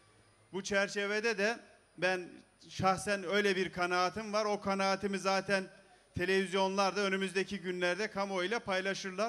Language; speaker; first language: Turkish; native; Turkish